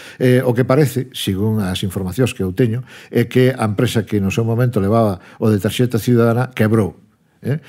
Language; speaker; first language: Galician; non-native, local second language; Spanish